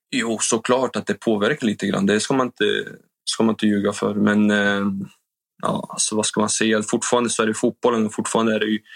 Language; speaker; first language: Swedish; native; Swedish